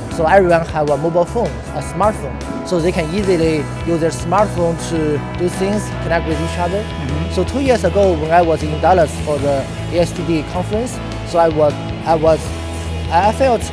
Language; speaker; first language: English; non-native, fluent; Chinese